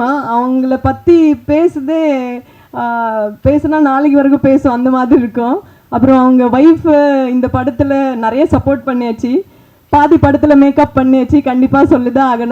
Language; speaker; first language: Tamil; non-native, learner; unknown